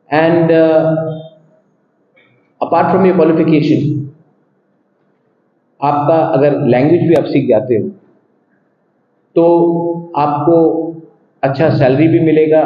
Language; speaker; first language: Hindi; non-native, local second language; Kok Borok